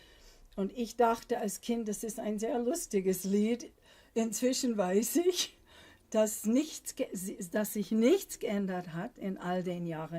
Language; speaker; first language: German; non-native, fluent; English